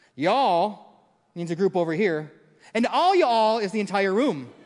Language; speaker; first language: English; native; English